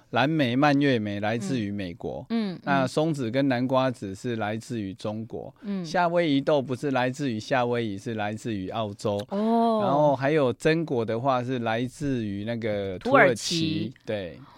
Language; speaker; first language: Chinese; native; Chinese